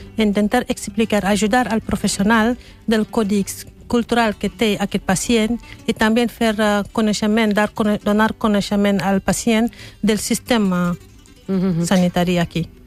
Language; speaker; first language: Catalan; non-native, learner; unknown